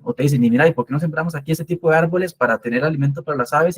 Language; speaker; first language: Spanish; native; Spanish